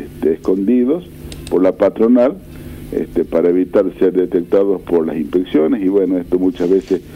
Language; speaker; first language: Spanish; native; Spanish